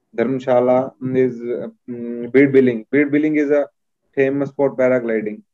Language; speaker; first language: English; non-native, local second language; Hindi